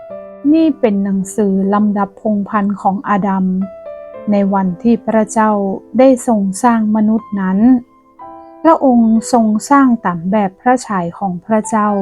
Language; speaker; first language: Thai; non-native, local second language; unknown